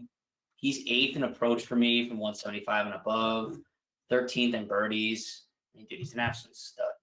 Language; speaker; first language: English; native; English